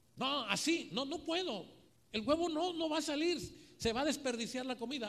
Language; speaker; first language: Spanish; native; Spanish